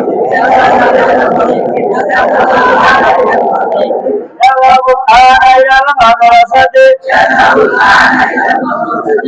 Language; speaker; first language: Arabic; non-native, fluent; Bangla